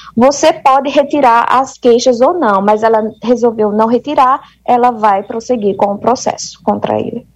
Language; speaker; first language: Portuguese; native; Portuguese